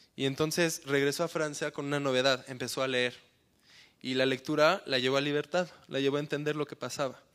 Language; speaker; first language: Spanish; early bilingual, heritage; Spanish